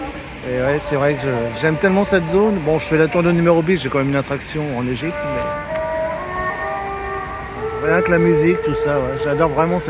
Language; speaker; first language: French; native; French